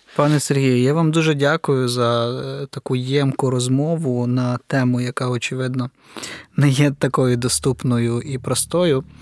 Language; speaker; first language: Ukrainian; native; Ukrainian